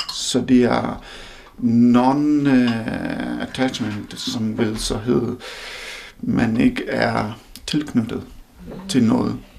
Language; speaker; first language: Danish; non-native, fluent; Hindi